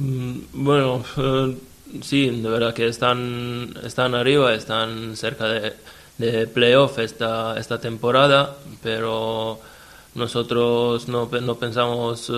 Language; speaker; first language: Spanish; non-native, fluent; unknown